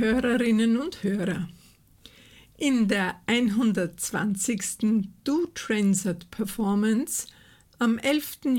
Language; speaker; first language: German; native; German